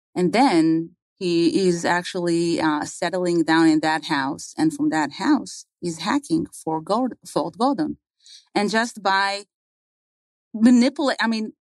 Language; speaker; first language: English; non-native, fluent; Hebrew